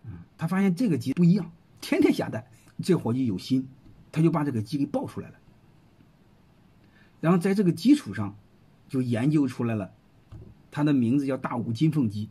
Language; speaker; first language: Chinese; native; Chinese